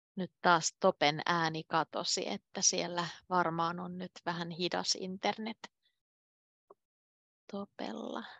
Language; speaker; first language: Finnish; native; Finnish